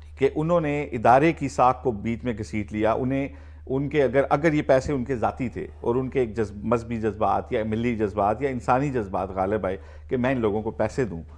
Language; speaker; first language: Urdu; native; Urdu